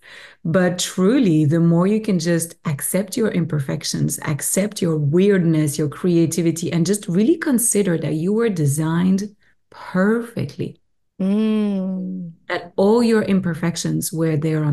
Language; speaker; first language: English; non-native, fluent; French